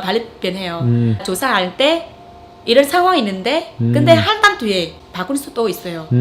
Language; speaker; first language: Korean; non-native, fluent; Vietnamese